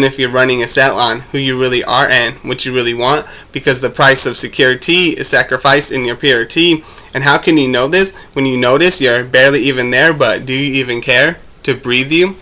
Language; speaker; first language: English; native; English